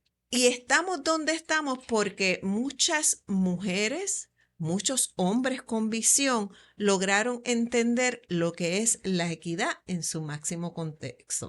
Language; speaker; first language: Spanish; native; Spanish